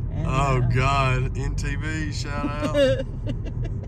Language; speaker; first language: English; native; English